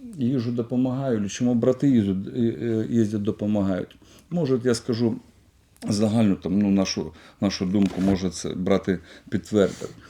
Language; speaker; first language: Ukrainian; non-native, local second language; Russian